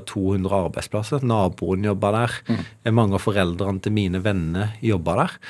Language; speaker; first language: Norwegian; native; Norwegian